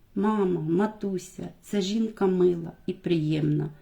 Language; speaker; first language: Ukrainian; native; Ukrainian